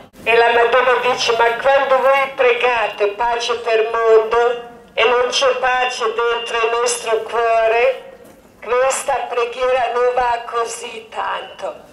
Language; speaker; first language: Italian; non-native, learner; Croatian